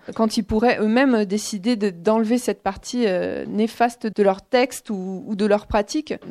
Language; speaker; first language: French; native; French